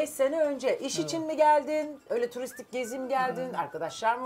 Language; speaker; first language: Turkish; native; Turkish